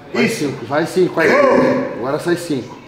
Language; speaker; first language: Portuguese; native; Portuguese